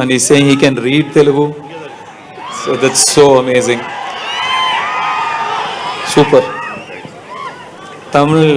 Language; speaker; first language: Telugu; non-native, learner; Tamil